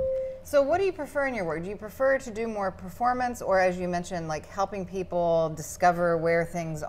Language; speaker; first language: English; native; English